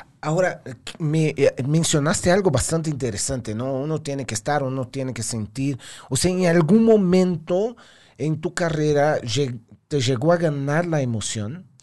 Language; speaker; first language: Spanish; non-native, fluent; Portuguese